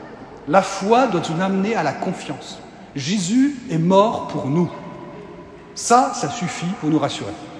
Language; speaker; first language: French; native; French